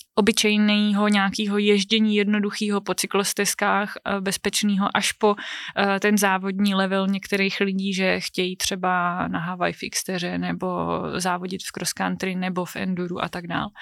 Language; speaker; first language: Czech; native; Czech